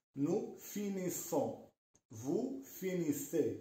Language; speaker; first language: French; non-native, local second language; Arabic